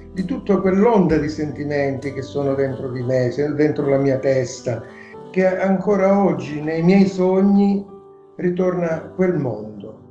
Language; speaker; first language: Italian; native; Italian